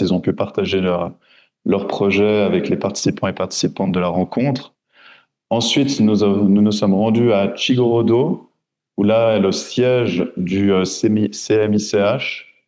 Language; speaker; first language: French; native; French